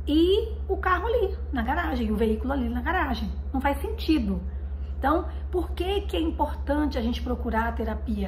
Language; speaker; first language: Portuguese; native; Portuguese